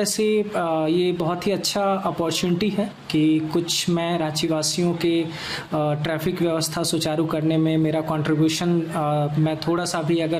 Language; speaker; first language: Hindi; native; Hindi